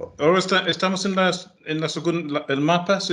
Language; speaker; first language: Spanish; non-native, fluent; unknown